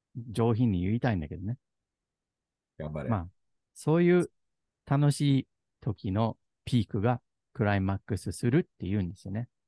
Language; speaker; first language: Japanese; native; Japanese